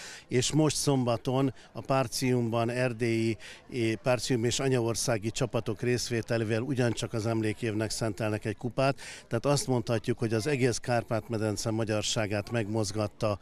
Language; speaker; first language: Hungarian; native; Hungarian